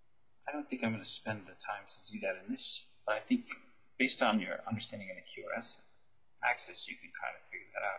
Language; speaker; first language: English; native; English